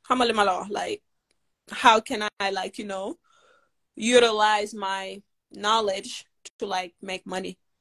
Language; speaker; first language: English; non-native, fluent; Wolof